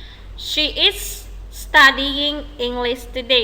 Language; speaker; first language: English; non-native, fluent; Indonesian